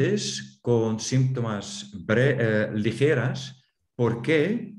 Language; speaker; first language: Spanish; non-native, fluent; Dutch